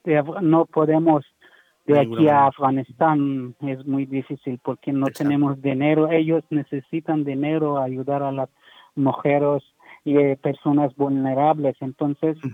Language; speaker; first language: Spanish; non-native, learner; Persian